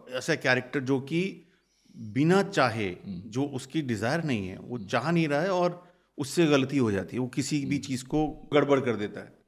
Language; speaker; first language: Hindi; native; Hindi